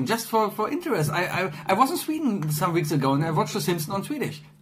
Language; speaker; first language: English; non-native, fluent; German